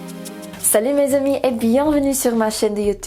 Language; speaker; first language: French; non-native, learner; English